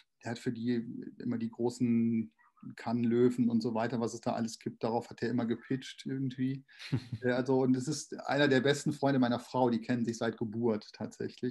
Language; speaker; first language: German; native; German